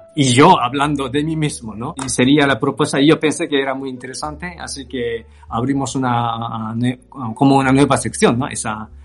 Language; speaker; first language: Spanish; non-native, fluent; Japanese